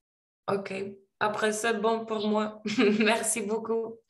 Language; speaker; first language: French; non-native, learner; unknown